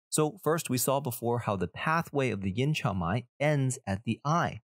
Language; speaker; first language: English; early bilingual, other home language; Chinese